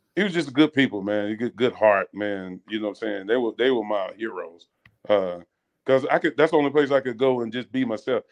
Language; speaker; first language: English; native; English